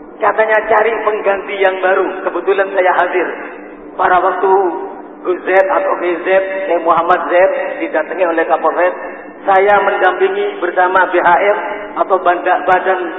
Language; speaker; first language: Indonesian; native; Indonesian